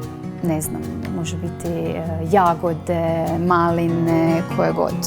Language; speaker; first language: Croatian; native; Croatian